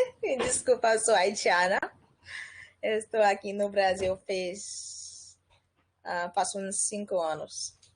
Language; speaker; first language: Portuguese; non-native, fluent; Haitian Creole